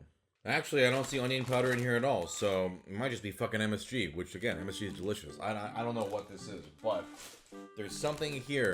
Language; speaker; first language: English; native; English